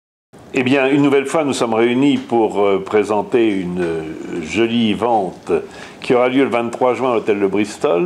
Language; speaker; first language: French; native; French